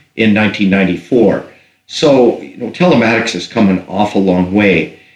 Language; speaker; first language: English; native; English